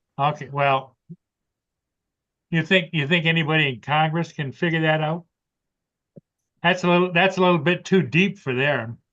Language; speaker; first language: English; native; English